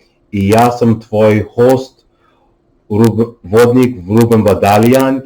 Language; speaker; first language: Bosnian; non-native, learner; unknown